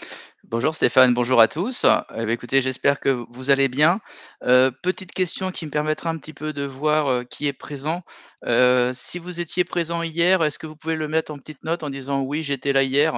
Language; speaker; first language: French; native; French